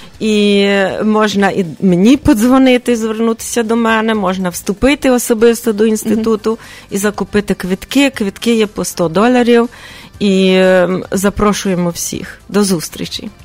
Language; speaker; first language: Ukrainian; early bilingual, heritage; Ukrainian